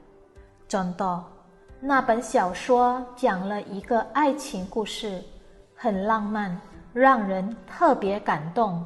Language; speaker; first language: Chinese; non-native, fluent; Indonesian